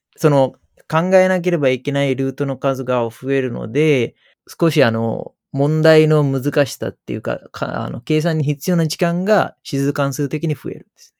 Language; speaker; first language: Japanese; non-native, fluent; Sinhala